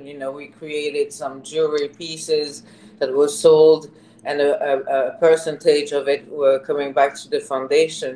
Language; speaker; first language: English; non-native, fluent; French